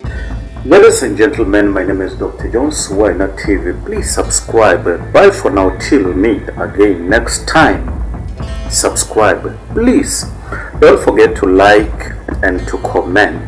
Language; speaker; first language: English; non-native, local second language; Tsonga